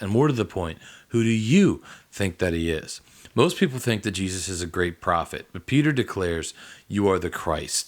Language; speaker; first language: English; native; English